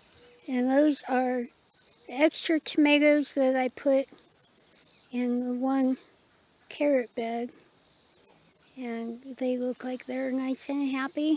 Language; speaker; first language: English; native; English